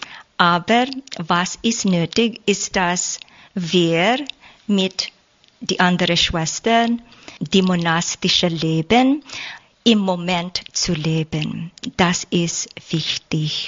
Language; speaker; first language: German; non-native, learner; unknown